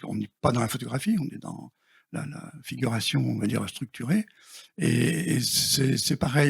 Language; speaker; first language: French; native; French